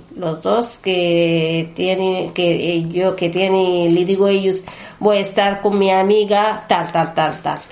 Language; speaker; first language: Spanish; non-native, learner; Arabic